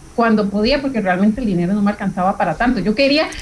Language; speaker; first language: Spanish; native; Spanish